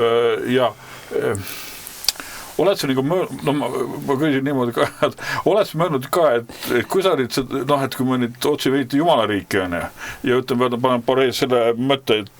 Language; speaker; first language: Estonian; native; Estonian